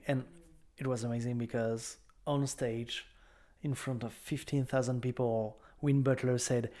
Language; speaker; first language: English; non-native, fluent; French